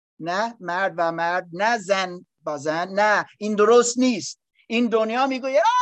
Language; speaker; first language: Persian; non-native, learner; English